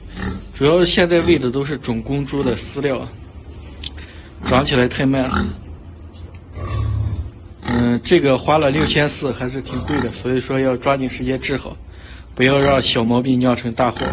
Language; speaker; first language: Chinese; native; Chinese